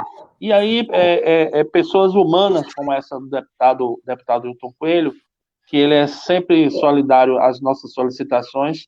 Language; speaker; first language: Portuguese; native; Portuguese